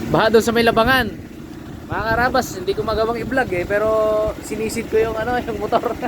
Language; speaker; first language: Filipino; native; Filipino